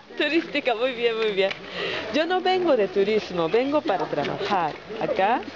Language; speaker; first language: Spanish; non-native, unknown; Japanese